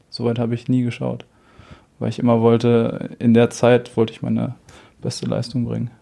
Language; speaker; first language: German; native; German